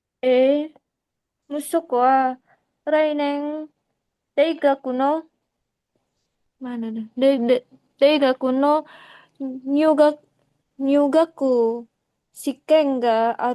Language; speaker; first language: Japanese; non-native, learner; Indonesian